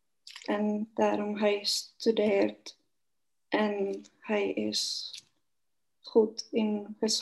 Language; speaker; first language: Dutch; non-native, learner; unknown